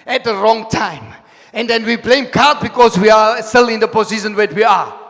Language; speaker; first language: English; non-native, local second language; Afrikaans